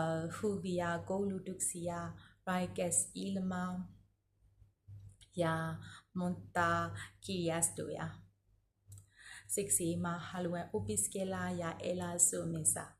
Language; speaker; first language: Finnish; non-native, learner; Burmese